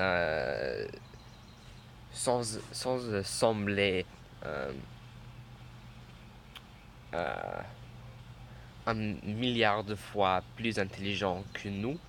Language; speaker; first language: French; non-native, learner; English